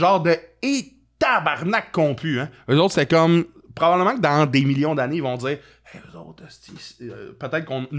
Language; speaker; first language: French; native; French